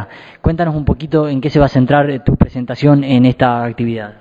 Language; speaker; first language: Spanish; native; Spanish